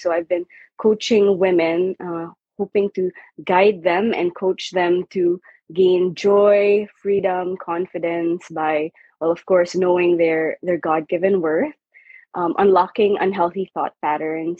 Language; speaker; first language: English; non-native, local second language; Filipino